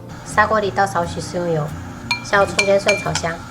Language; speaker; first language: Chinese; native; Chinese